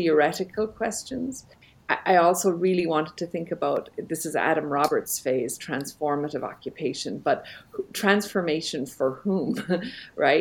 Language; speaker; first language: English; native; English